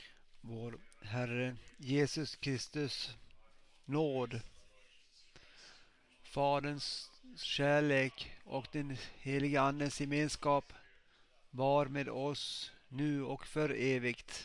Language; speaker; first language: Swedish; non-native, local second language; Finnish